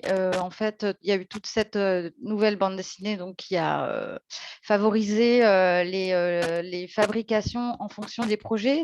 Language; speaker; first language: French; native; French